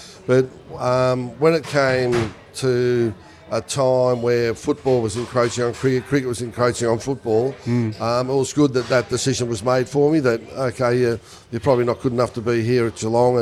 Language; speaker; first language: English; native; English